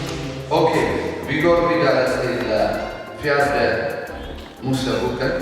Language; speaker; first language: Swedish; non-native, fluent; Tigrinya